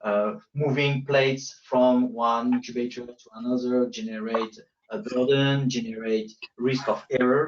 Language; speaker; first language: English; non-native, fluent; French